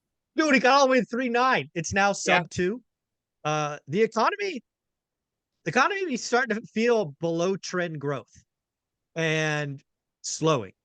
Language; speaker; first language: English; native; English